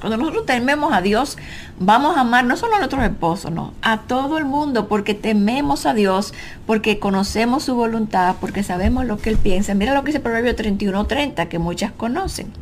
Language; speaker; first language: Spanish; native; Spanish